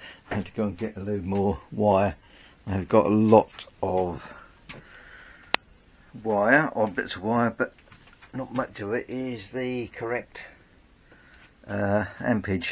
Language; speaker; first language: English; native; English